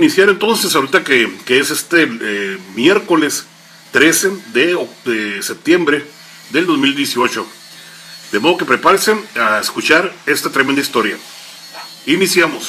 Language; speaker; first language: Spanish; native; Spanish